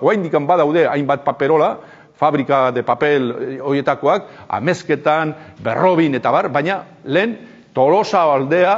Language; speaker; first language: Basque; native; Basque